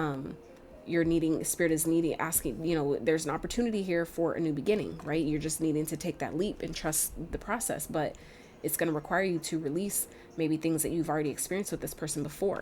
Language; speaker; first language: English; native; English